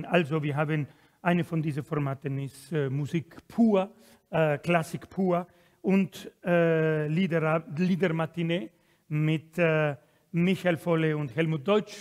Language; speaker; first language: German; non-native, fluent; Spanish